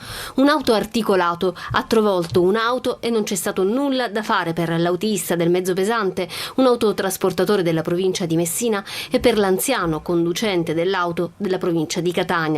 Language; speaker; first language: Italian; native; Italian